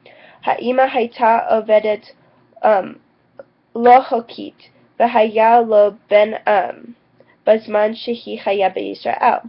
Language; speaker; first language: Hebrew; non-native, learner; English